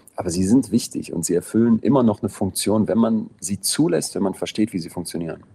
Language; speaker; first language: German; native; German